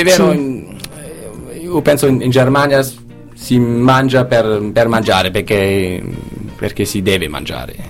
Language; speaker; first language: Italian; non-native, learner; German